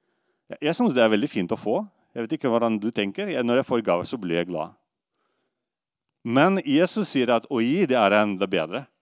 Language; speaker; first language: Swedish; non-native, fluent; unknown